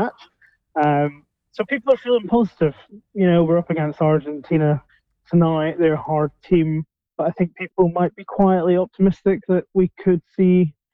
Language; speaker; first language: English; native; English